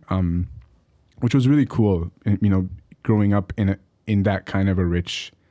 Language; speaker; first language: English; early bilingual, other home language; Arabic